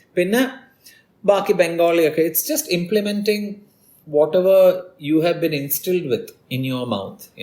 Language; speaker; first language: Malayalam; early bilingual, heritage; Malayalam